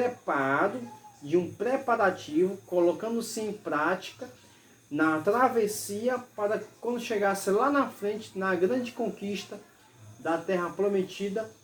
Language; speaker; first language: Portuguese; native; Portuguese